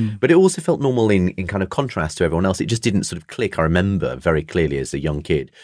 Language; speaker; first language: English; native; English